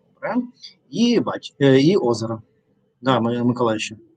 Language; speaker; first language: Ukrainian; non-native, learner; Russian